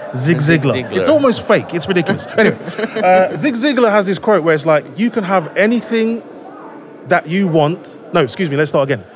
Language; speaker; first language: English; native; English